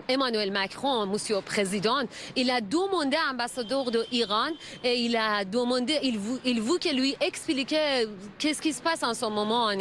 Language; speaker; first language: French; non-native, learner; Persian